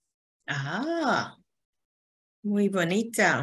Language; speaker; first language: Spanish; non-native, learner; English